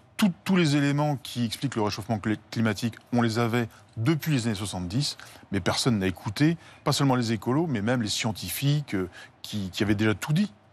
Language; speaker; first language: French; native; French